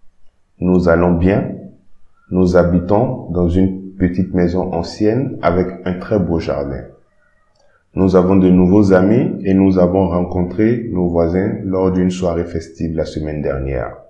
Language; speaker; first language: French; non-native, fluent; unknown